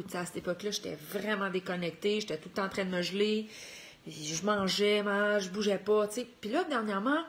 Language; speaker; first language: French; native; French